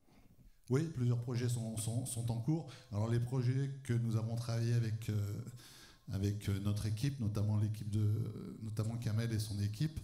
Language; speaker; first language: French; native; French